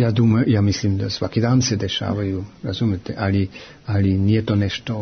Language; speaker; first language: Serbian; non-native, fluent; German